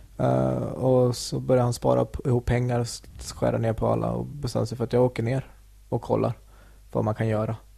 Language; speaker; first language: Swedish; early bilingual, other home language; Kurdish